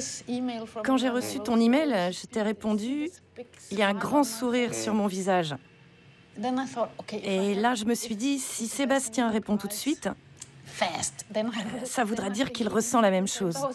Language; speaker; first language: French; non-native, fluent; Danish